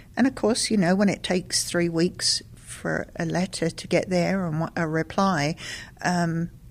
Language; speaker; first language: English; native; English